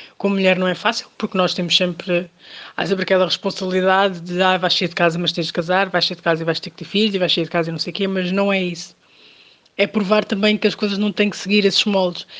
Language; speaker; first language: Portuguese; early bilingual, other home language; Kabuverdianu